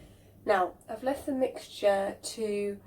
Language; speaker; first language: English; native; English